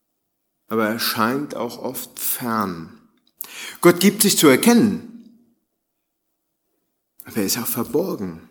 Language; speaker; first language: German; native; German